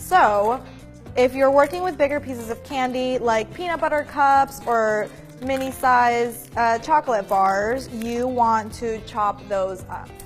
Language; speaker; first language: English; native; English